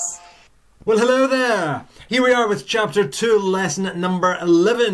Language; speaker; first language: English; native; English